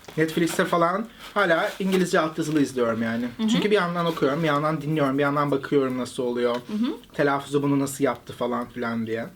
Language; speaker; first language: Turkish; native; Turkish